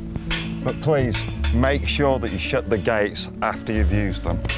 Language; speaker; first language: English; native; English